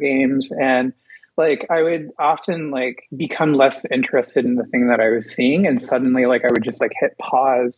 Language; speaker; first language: English; native; English